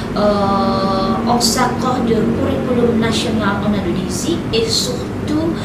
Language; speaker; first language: French; non-native, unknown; Indonesian